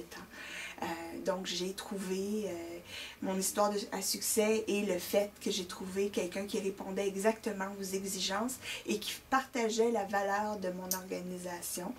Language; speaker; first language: French; native; French